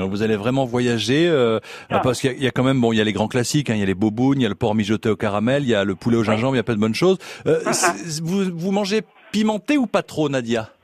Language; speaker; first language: French; native; French